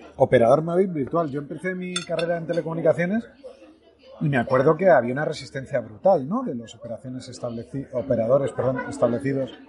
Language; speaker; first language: Spanish; native; Spanish